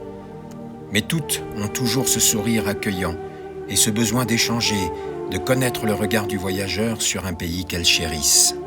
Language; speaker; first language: French; native; French